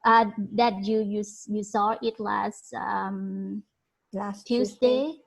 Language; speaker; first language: English; non-native, learner; Thai